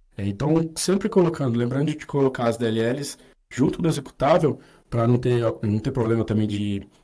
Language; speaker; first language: Portuguese; native; Portuguese